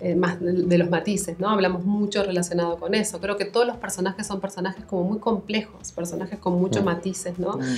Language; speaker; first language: Spanish; native; Spanish